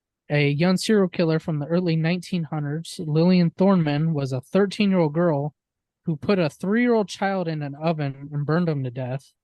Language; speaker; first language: English; native; English